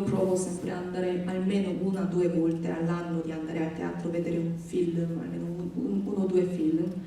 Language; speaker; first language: Italian; non-native, fluent; Korean